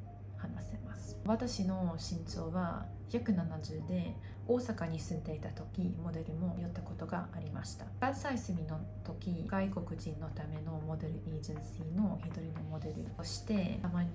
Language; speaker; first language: Japanese; non-native, fluent; Hungarian